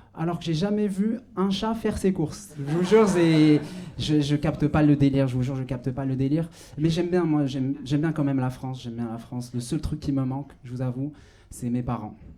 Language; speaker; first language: French; non-native, local second language; Arabic